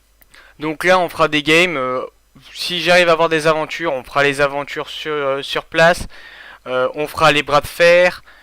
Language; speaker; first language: French; native; French